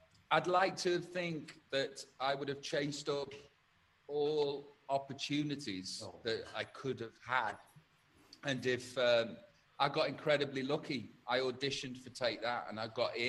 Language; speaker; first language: English; native; English